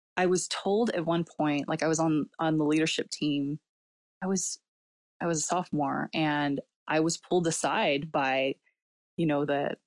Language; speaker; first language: English; early bilingual, other home language; Cantonese